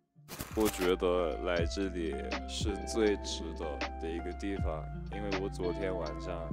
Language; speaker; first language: Chinese; non-native, fluent; English